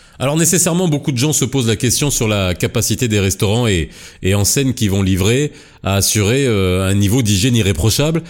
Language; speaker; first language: French; non-native, local second language; Arabic